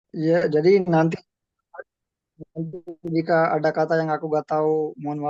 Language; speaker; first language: Indonesian; non-native, learner; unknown